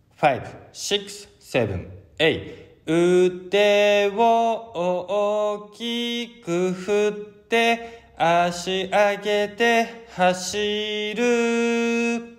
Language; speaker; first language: Japanese; native; Japanese